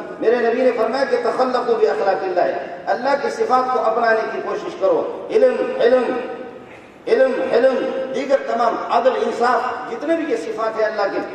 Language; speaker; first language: Urdu; non-native, local second language; Brahui